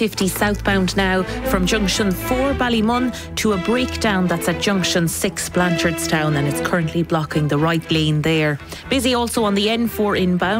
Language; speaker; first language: English; native; English